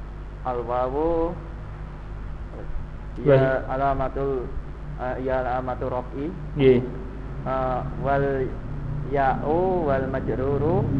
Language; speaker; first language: Arabic; non-native, learner; Indonesian